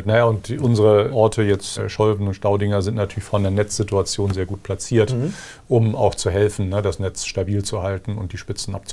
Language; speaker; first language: German; native; German